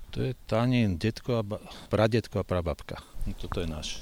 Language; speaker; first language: Slovak; non-native, local second language; Croatian